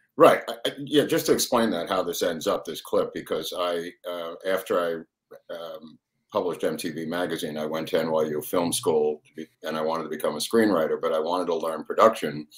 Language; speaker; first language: English; native; English